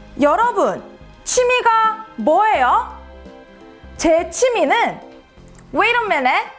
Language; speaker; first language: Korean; native; Korean